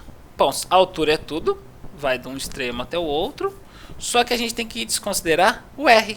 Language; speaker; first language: Portuguese; native; Portuguese